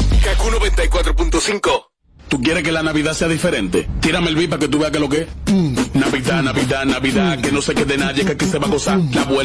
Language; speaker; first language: Spanish; native; Spanish